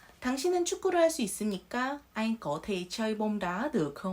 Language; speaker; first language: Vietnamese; non-native, fluent; Korean